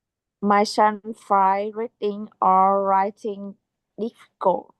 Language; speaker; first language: English; non-native, learner; Vietnamese